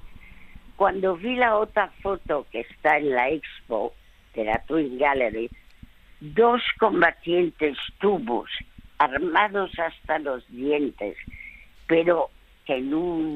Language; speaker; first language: Spanish; early bilingual, other home language; French